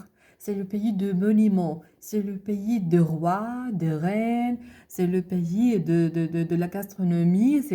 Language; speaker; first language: French; non-native, learner; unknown